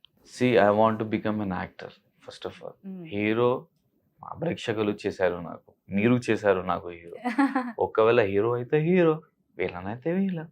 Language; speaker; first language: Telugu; non-native, learner; Hindi